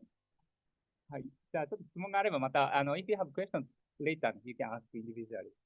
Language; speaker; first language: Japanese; native; Japanese